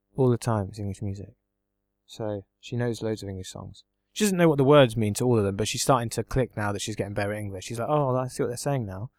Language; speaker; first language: English; native; English